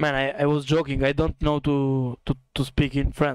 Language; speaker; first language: English; non-native, learner; Italian